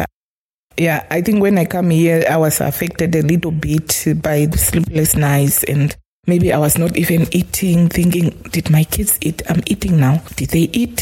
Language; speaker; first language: English; non-native, local second language; Shona